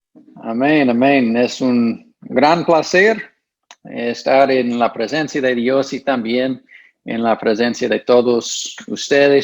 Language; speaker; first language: Spanish; non-native, fluent; English